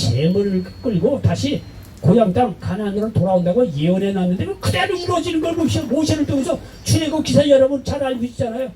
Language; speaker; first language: Korean; native; Korean